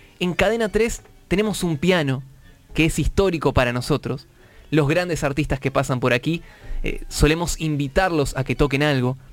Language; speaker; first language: Spanish; native; Spanish